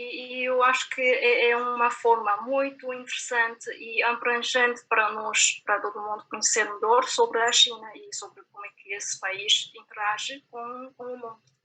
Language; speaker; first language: Portuguese; non-native, fluent; Chinese